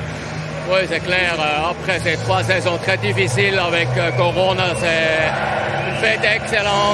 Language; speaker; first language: French; non-native, local second language; German